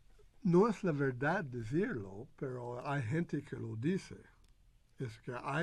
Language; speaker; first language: Spanish; non-native, fluent; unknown